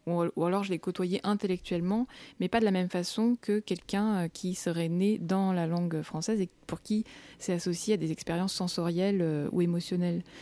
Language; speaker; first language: French; early bilingual, other home language; Russian